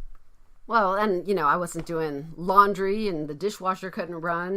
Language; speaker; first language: English; native; English